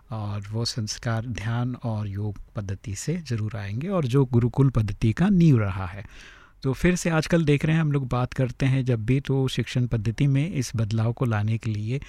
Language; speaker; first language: Hindi; native; Hindi